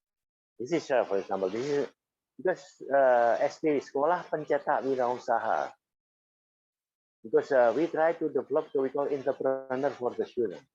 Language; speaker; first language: English; non-native, fluent; Indonesian